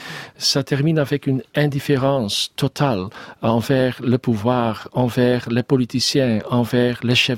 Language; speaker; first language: French; non-native, learner; Dutch